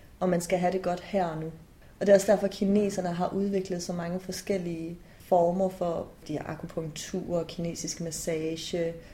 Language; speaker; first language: Danish; early bilingual, other home language; Persian